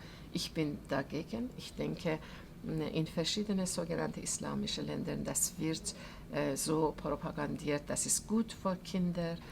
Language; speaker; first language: German; non-native, fluent; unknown